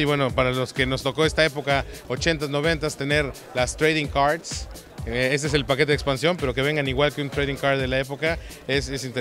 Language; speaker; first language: Spanish; native; Spanish